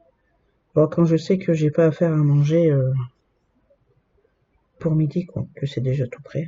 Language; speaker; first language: French; native; French